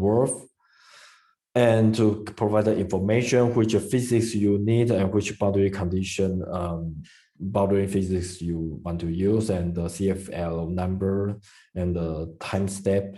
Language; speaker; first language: English; non-native, fluent; Chinese